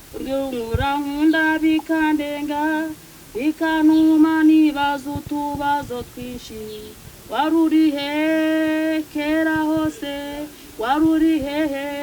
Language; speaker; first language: Kinyarwanda; non-native, local second language; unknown